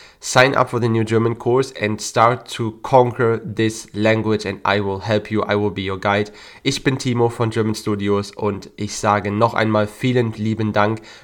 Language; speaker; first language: German; native; German